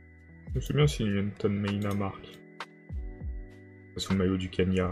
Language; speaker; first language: French; native; French